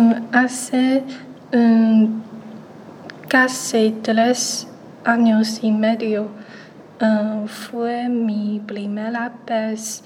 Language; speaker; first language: Spanish; non-native, learner; Chinese